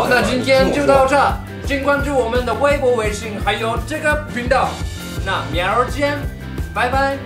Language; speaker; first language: Chinese; non-native, fluent; Japanese